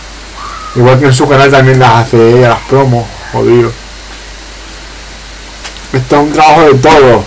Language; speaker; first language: Spanish; native; Spanish